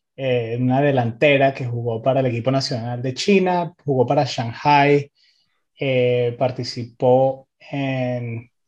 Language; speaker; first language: Spanish; early bilingual, heritage; Spanish